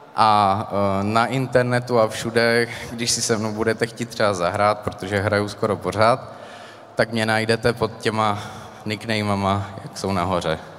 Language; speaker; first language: Czech; native; Czech